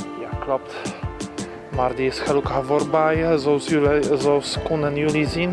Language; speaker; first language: Dutch; non-native, learner; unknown